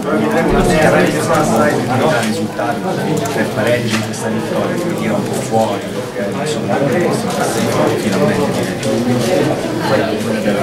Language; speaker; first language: Italian; non-native, learner; Spanish